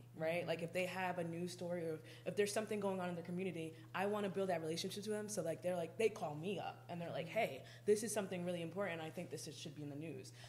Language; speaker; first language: English; native; English